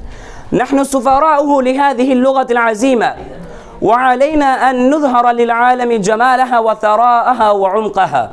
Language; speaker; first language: Arabic; non-native, learner; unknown